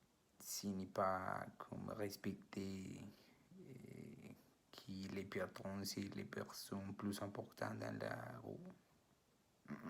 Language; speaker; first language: French; non-native, learner; Spanish